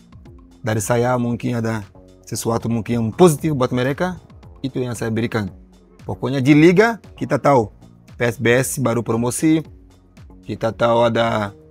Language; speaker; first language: Indonesian; non-native, learner; Portuguese